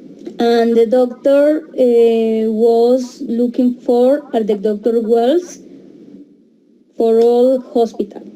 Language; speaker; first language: English; non-native, learner; Spanish